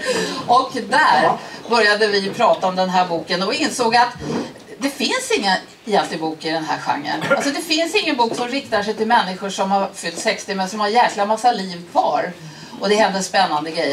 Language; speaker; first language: Swedish; native; Swedish